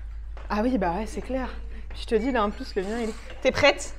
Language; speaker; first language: French; native; French